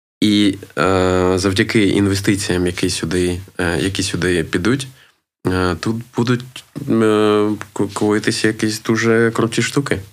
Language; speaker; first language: Ukrainian; non-native, local second language; Russian